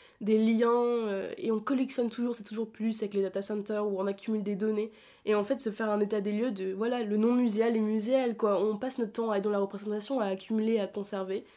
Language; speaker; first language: French; native; French